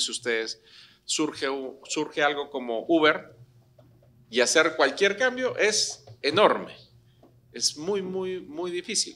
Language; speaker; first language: Spanish; native; Spanish